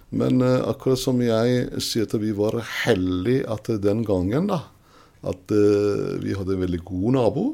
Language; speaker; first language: Norwegian; non-native, fluent; Persian